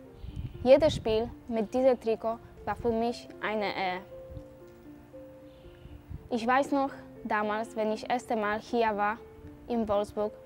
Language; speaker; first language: German; non-native, fluent; Polish